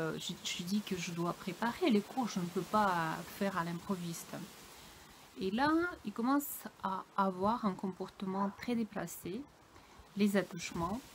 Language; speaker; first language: French; non-native, fluent; Russian